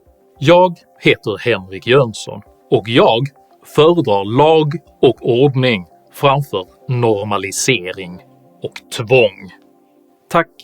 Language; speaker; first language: Swedish; native; Swedish